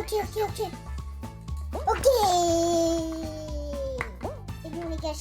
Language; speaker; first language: French; native; French